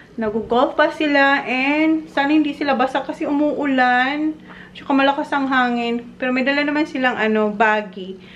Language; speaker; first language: Filipino; non-native, local second language; Bikol